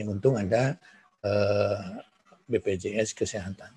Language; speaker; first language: Malay; native; Malay